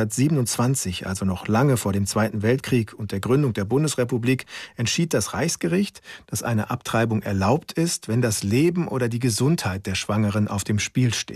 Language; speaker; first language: German; native; German